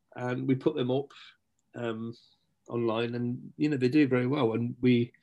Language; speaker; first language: English; native; English